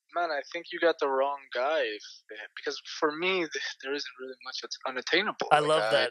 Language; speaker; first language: English; native; English